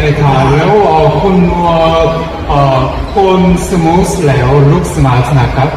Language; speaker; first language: Thai; non-native, learner; Korean